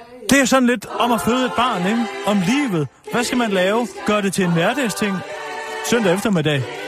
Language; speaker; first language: Danish; native; Danish